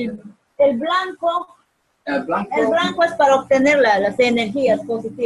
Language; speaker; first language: Spanish; native; Spanish